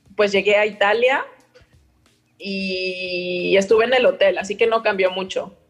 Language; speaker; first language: Spanish; native; Spanish